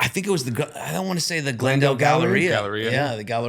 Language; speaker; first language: English; native; English